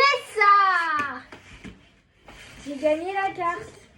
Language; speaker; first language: French; native; French